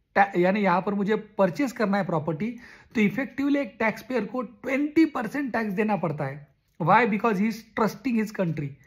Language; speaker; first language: Hindi; non-native, local second language; Marathi